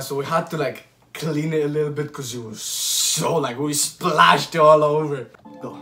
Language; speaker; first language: English; non-native, fluent; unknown